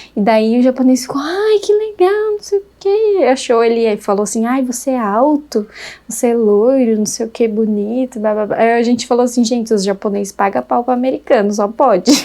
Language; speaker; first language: Portuguese; native; Portuguese